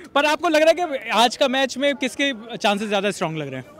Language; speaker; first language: Hindi; native; Hindi